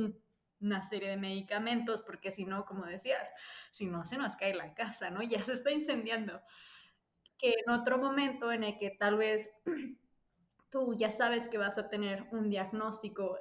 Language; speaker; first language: Spanish; native; Spanish